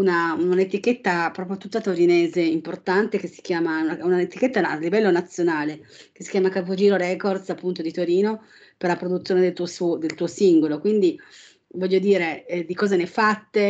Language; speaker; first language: Italian; native; Italian